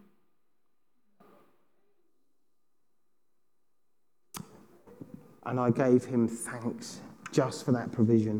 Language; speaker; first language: English; native; English